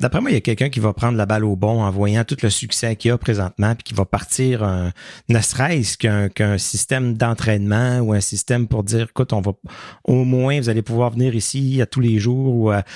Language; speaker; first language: French; native; French